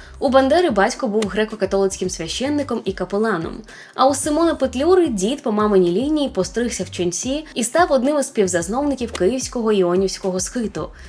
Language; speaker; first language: Ukrainian; non-native, local second language; Russian